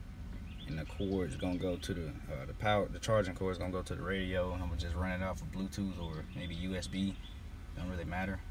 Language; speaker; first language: English; native; English